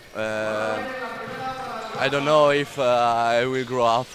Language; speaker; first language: English; non-native, learner; Italian